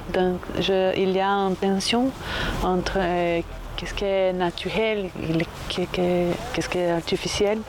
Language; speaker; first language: French; non-native, fluent; Portuguese